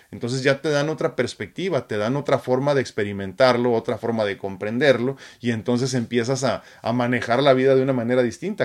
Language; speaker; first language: Spanish; native; Spanish